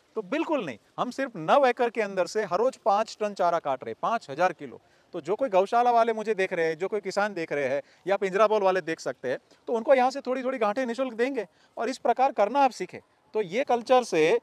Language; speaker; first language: Hindi; non-native, local second language; Gujarati